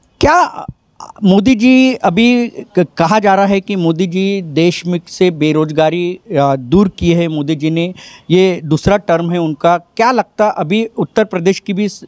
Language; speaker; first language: Hindi; non-native, local second language; Marathi